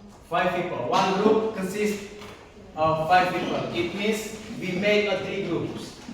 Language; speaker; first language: English; non-native, learner; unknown